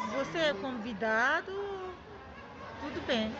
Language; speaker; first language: Portuguese; non-native, learner; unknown